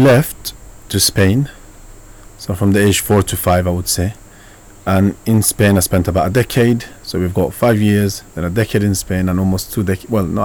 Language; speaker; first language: English; non-native, fluent; Spanish